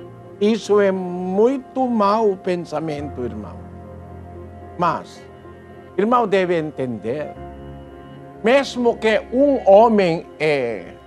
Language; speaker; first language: Portuguese; non-native, learner; Filipino